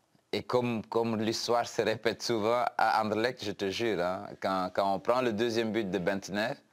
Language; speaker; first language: French; non-native, local second language; Wolof